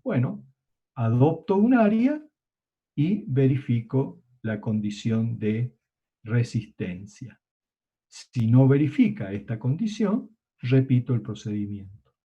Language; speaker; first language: Spanish; native; Spanish